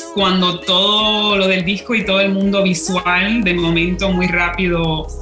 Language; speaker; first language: Spanish; early bilingual, heritage; Spanish